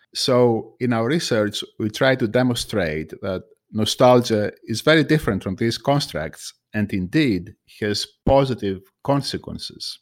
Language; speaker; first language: English; non-native, fluent; Greek